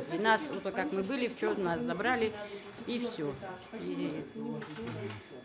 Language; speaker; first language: Russian; native; Russian